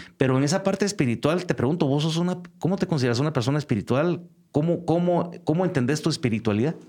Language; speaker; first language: Spanish; native; Spanish